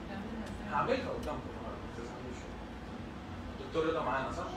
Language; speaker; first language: Arabic; native; Arabic